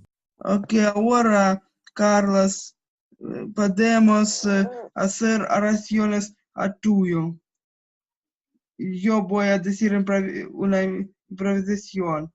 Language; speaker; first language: Spanish; non-native, learner; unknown